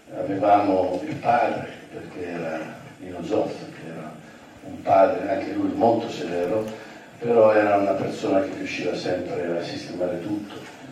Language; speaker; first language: Italian; native; Italian